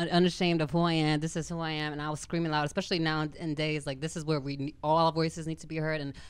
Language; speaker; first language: English; native; English